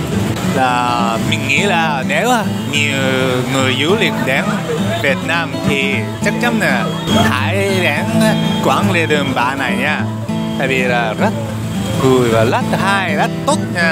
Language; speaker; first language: Vietnamese; non-native, learner; Japanese